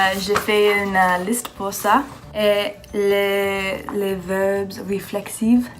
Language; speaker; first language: French; non-native, learner; English